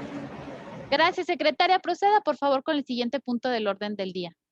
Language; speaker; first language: Spanish; native; Spanish